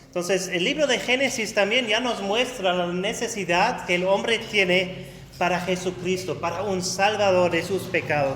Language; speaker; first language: Spanish; non-native, fluent; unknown